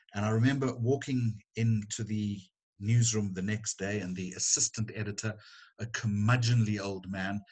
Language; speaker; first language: English; native; English